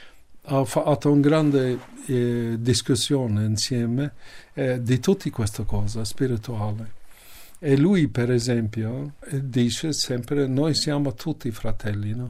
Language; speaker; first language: Italian; non-native, learner; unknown